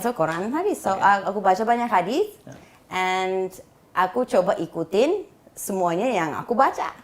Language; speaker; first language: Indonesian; non-native, fluent; English